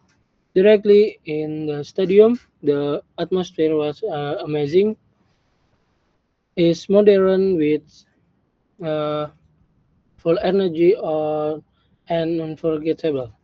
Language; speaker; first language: English; non-native, learner; Indonesian